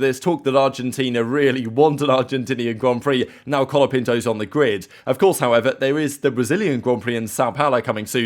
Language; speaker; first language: English; native; English